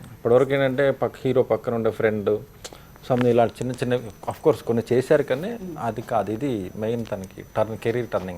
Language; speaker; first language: Telugu; native; Telugu